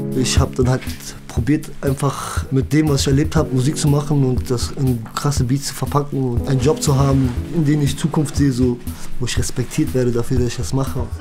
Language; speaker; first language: German; early bilingual, other home language; Kurdish